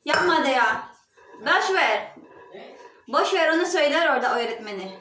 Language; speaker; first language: Turkish; non-native, learner; Filipino